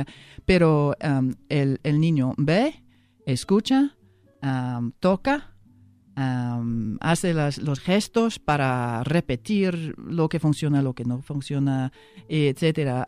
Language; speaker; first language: Spanish; non-native, fluent; English